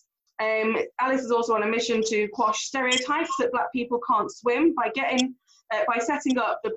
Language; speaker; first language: English; native; English